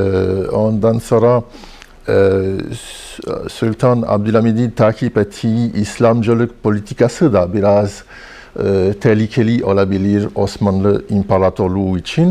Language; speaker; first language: Turkish; non-native, fluent; French